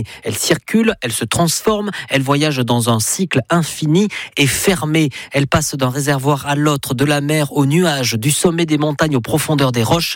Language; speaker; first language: French; native; French